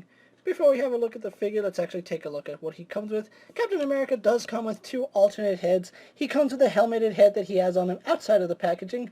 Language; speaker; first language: English; native; English